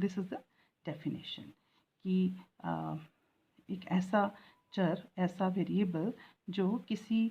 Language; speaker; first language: Hindi; native; Hindi